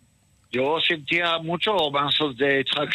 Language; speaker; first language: Spanish; early bilingual, heritage; Ladino